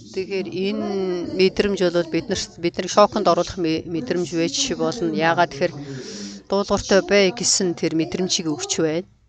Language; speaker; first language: Mongolian; non-native, fluent; Korean